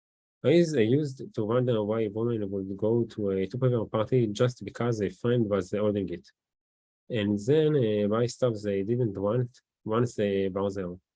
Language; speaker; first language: English; non-native, learner; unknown